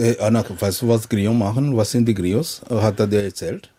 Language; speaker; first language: German; non-native, fluent; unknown